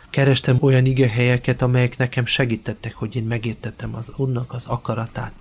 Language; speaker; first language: Hungarian; non-native, fluent; Slovenian